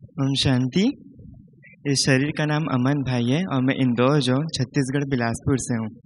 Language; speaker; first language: Hindi; native; Hindi